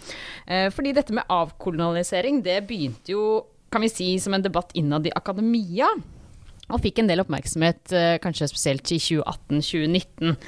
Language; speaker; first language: Norwegian; native; Norwegian